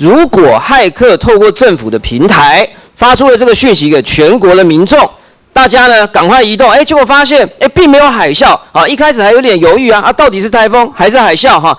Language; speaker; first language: Chinese; native; Chinese